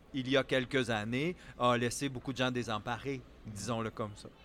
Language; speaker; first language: French; native; French